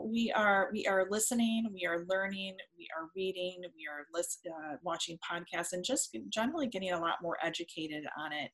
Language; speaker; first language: English; native; English